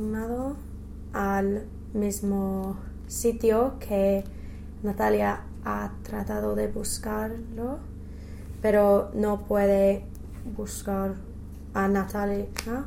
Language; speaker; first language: Spanish; non-native, learner; English